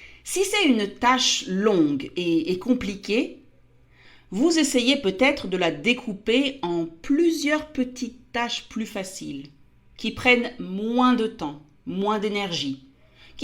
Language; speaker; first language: French; native; French